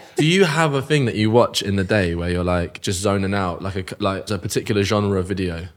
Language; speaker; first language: English; native; English